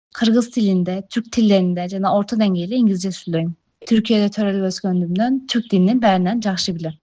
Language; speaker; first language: Kyrgyz; early bilingual, heritage; Kyrgyz